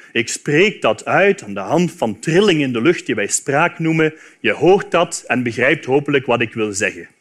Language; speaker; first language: Dutch; native; Dutch